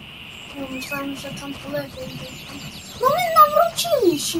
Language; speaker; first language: Polish; early bilingual, heritage; Polish